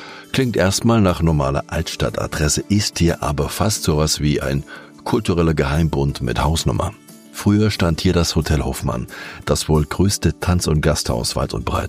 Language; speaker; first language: German; native; German